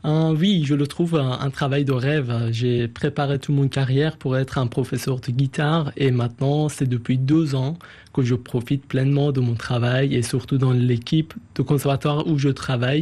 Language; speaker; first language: French; non-native, fluent; Persian